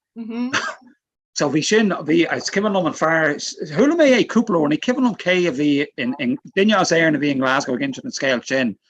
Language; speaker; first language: Irish; non-native, local second language; English